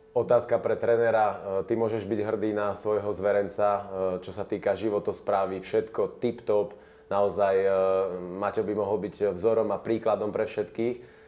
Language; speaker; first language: Slovak; native; Slovak